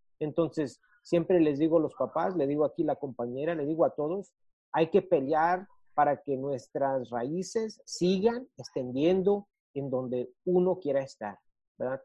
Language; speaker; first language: Spanish; early bilingual, heritage; Spanish